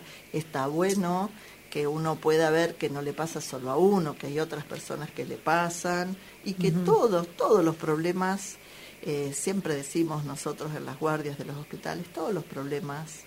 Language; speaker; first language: Spanish; native; Spanish